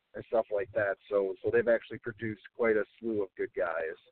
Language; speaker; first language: English; native; English